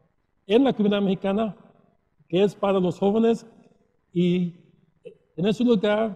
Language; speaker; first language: Spanish; early bilingual, heritage; Spanish